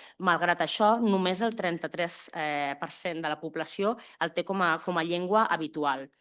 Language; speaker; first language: Catalan; native; Catalan